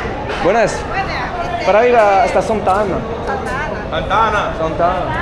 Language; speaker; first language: Spanish; non-native, learner; French